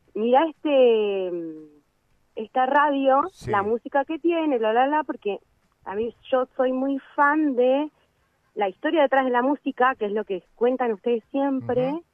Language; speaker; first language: Spanish; native; Spanish